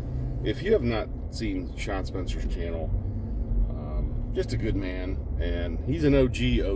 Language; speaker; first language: English; native; English